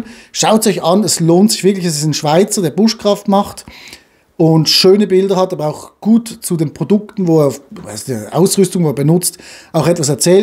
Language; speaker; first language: German; native; German